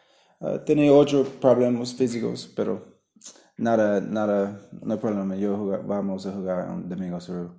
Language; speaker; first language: Spanish; non-native, learner; English